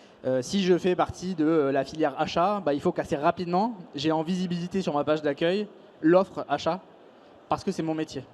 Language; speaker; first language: French; native; French